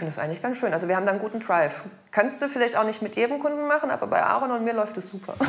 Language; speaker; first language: German; native; German